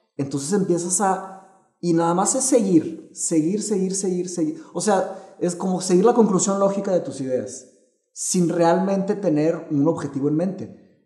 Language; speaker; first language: Spanish; early bilingual, other home language; Portuguese